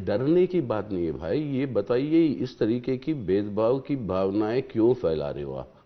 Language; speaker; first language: Hindi; non-native, local second language; Telugu